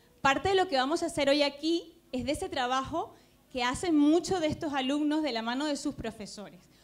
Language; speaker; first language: Spanish; native; Spanish